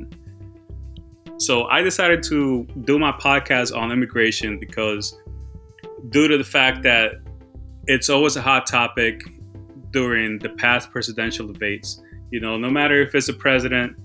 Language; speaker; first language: English; early bilingual, other home language; Spanish